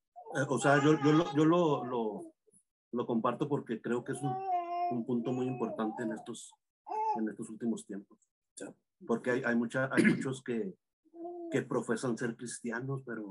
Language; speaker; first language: Spanish; native; Spanish